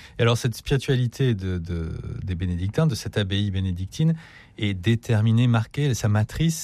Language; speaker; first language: French; native; French